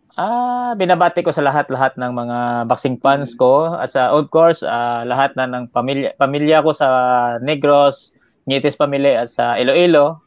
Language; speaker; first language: Filipino; non-native, local second language; Hiligaynon